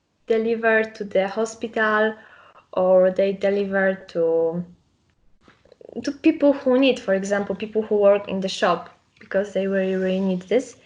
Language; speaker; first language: English; non-native, learner; Polish